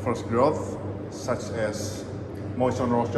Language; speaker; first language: English; non-native, learner; Indonesian